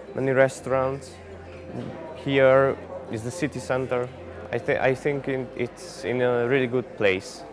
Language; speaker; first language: English; non-native, fluent; Hungarian